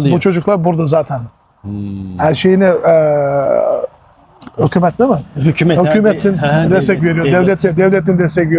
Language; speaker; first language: Turkish; non-native, learner; Uyghur